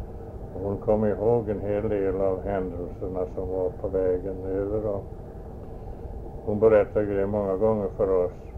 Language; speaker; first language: Swedish; early bilingual, heritage; Swedish